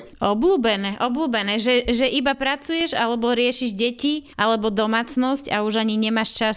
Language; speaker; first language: Slovak; native; Slovak